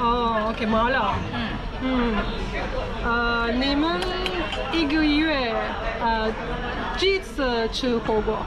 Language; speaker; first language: Chinese; non-native, learner; Turkish